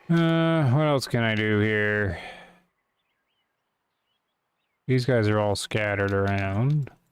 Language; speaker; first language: English; native; English